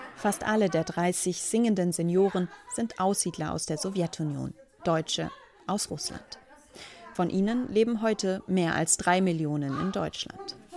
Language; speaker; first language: German; native; German